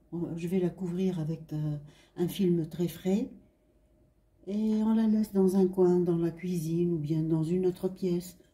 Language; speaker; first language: French; non-native, local second language; Arabic